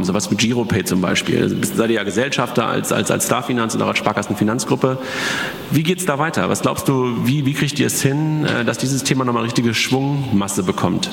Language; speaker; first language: German; native; German